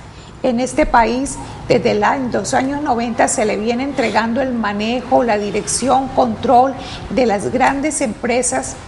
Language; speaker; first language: Spanish; native; Spanish